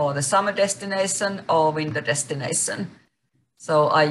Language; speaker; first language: English; non-native, fluent; Finnish